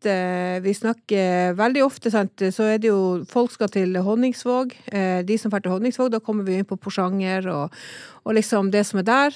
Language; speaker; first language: Norwegian; native; Norwegian